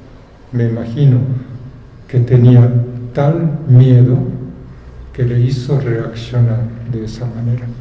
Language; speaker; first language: Spanish; non-native, fluent; Japanese